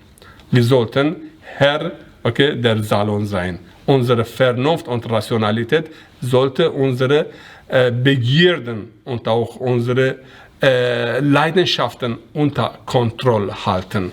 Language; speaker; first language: German; non-native, learner; Persian